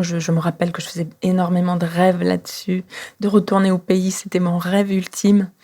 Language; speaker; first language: French; non-native, fluent; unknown